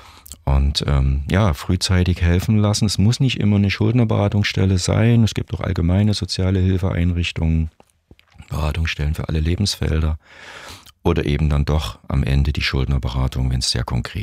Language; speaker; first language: German; native; German